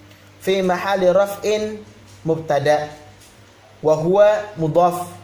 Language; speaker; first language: Arabic; non-native, fluent; Indonesian